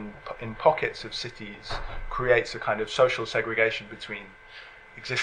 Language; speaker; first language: English; native; English